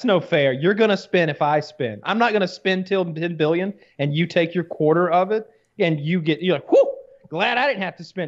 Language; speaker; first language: English; native; English